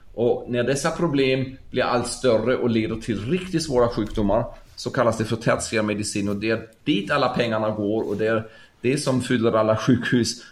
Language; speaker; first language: Swedish; non-native, fluent; German